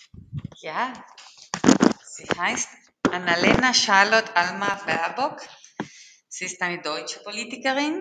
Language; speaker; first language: German; non-native, fluent; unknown